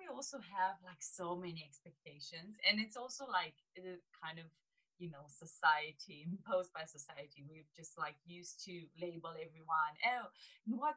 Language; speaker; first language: English; non-native, fluent; Romanian